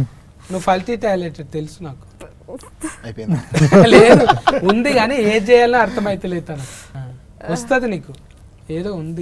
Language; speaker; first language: Telugu; native; Telugu